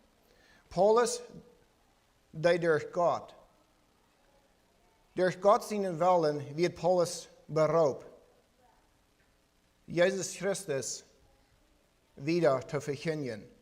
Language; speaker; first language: German; non-native, learner; Plautdietsch